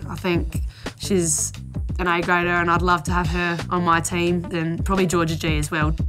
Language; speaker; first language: English; native; English